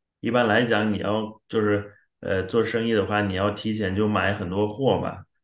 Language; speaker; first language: Chinese; non-native, fluent; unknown